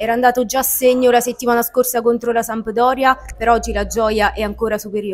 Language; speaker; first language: Italian; native; Italian